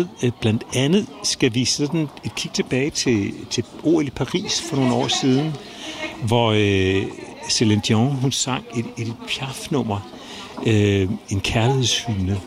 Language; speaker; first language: Danish; native; Danish